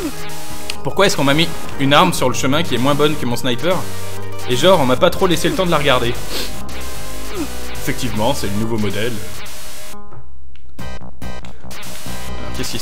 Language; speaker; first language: French; native; French